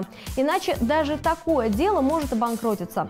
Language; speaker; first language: Russian; native; Russian